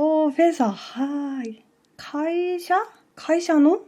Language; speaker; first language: Japanese; non-native, learner; Korean